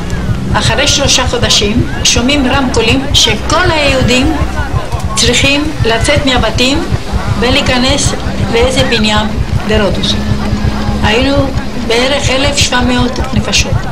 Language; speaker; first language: Hebrew; non-native, fluent; Ladino